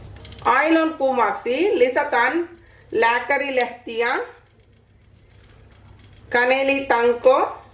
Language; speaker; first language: Finnish; non-native, learner; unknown